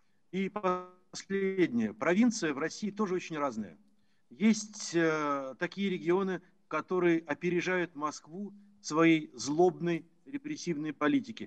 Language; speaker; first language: Russian; native; Russian